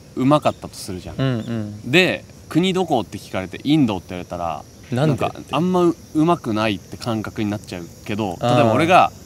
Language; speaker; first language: Japanese; native; Japanese